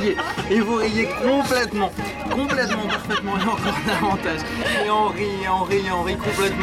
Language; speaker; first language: French; native; French